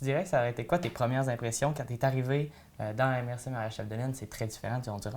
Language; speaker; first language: French; native; French